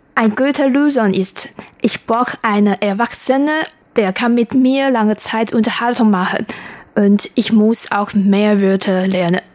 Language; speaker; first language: German; non-native, learner; Chinese